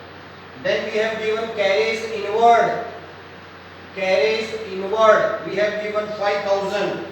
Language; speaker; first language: English; non-native, local second language; Hindi